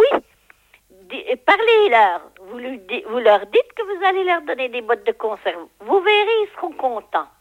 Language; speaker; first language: French; native; French